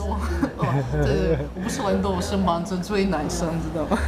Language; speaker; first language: Chinese; non-native, fluent; Russian